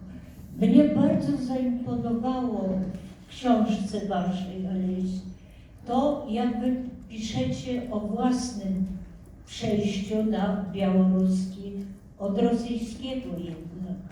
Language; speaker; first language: Polish; non-native, fluent; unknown